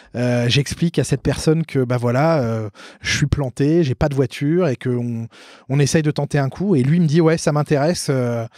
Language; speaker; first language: French; native; French